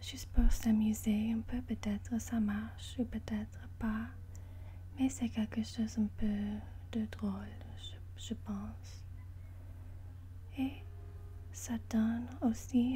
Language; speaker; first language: French; non-native, learner; English